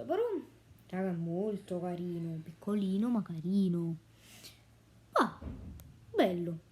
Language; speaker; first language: Italian; native; Italian